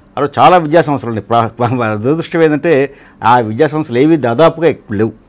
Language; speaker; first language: Telugu; non-native, local second language; Malayalam